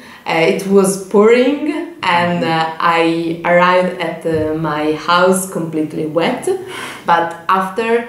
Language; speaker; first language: English; non-native, learner; Italian